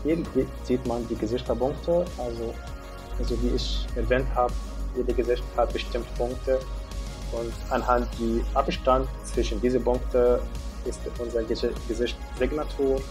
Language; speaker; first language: German; non-native, fluent; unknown